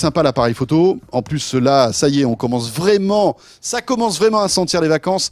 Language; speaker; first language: French; native; French